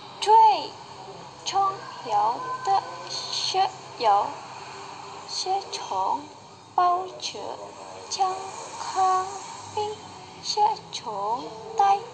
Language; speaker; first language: Chinese; non-native, learner; Indonesian